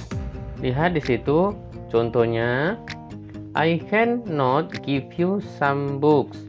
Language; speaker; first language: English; non-native, learner; Indonesian